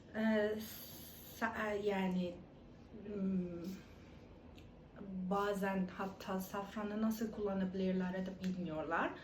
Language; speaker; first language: Turkish; non-native, learner; Persian